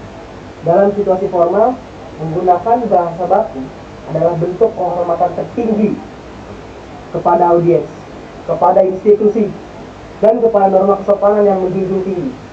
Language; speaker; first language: Indonesian; native; Indonesian